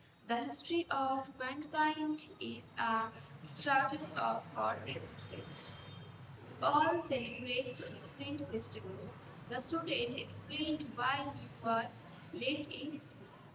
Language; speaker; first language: English; non-native, local second language; Bangla